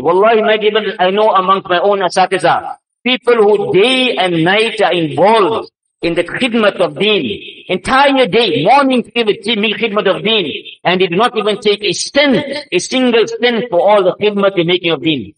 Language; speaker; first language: English; native; English